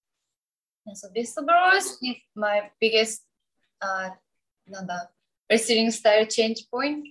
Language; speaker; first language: English; non-native, learner; Japanese